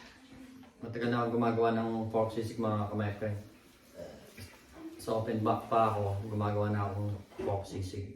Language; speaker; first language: Filipino; native; Filipino